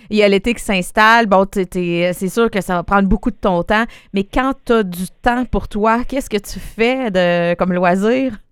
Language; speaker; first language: French; native; French